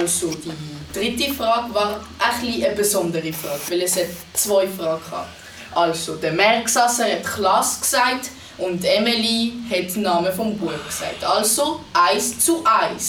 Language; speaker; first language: German; non-native, local second language; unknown